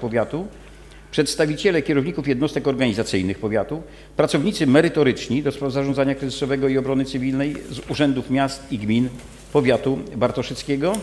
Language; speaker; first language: Polish; native; Polish